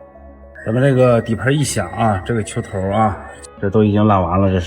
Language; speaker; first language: Chinese; native; Chinese